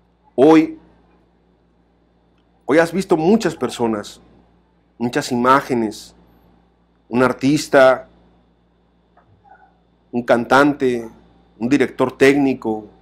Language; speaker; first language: Spanish; native; Spanish